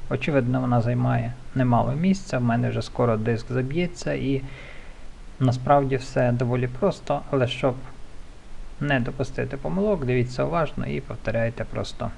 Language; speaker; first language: Ukrainian; native; Ukrainian